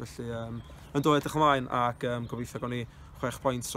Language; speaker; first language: Welsh; native; Welsh